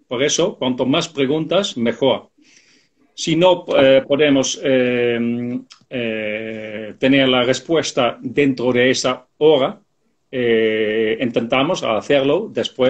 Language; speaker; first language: Spanish; non-native, fluent; Dutch